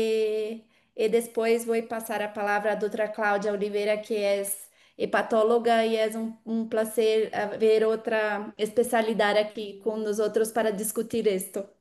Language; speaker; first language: Portuguese; non-native, fluent; Spanish